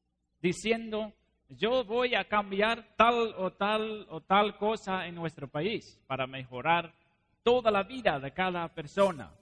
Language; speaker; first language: Spanish; non-native, fluent; Dutch